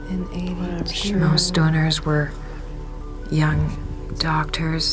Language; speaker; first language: English; non-native, fluent; French